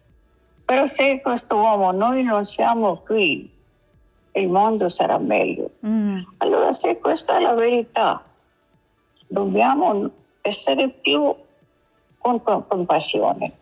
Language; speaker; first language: Italian; non-native, learner; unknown